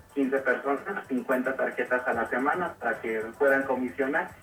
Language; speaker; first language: Spanish; native; Spanish